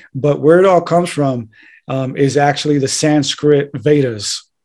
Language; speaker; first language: English; native; English